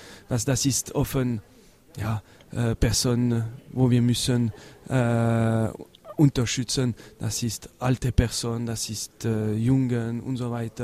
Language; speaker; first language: German; non-native, local second language; French